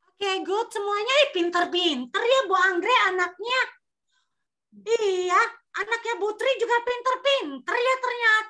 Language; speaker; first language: Indonesian; native; Indonesian